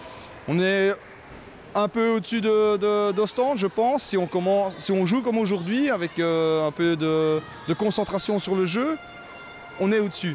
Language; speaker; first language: French; native; French